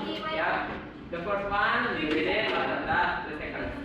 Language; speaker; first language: English; non-native, learner; Indonesian